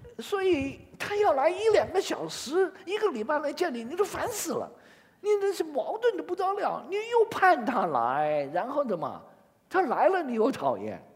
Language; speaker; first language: Chinese; native; Chinese